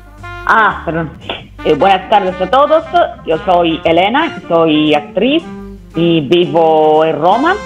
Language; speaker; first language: Spanish; non-native, learner; Italian